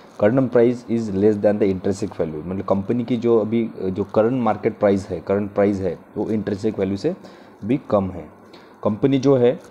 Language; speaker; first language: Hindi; non-native, local second language; Marathi